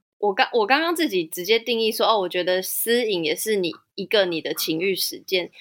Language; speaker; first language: Chinese; native; Chinese